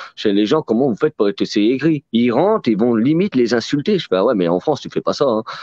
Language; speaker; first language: French; native; French